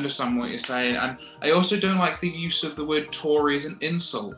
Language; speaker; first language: English; native; English